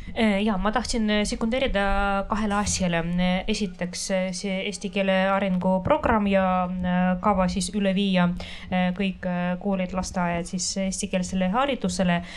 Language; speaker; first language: Estonian; non-native, local second language; Russian